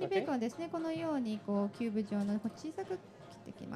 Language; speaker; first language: Japanese; native; Japanese